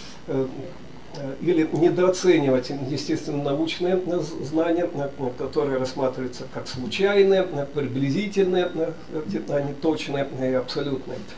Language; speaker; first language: Russian; native; Russian